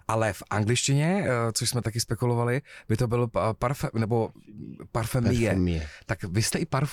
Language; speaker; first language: Czech; native; Czech